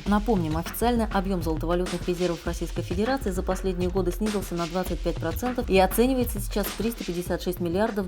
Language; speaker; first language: Russian; native; Russian